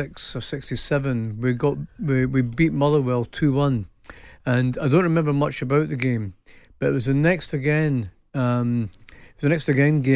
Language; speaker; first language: English; native; English